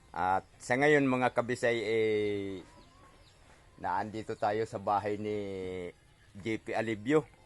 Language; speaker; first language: Filipino; non-native, local second language; Cebuano